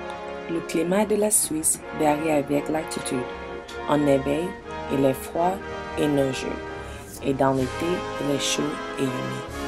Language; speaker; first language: French; non-native, learner; English